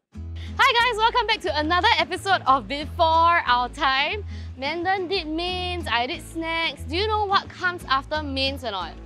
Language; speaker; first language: English; native; English